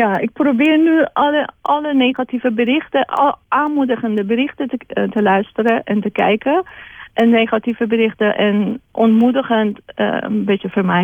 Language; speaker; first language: Dutch; non-native, fluent; Persian